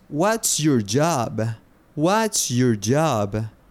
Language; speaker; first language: English; non-native, fluent; Spanish